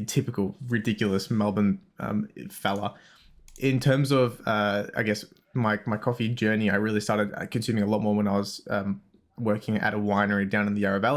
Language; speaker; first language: English; native; English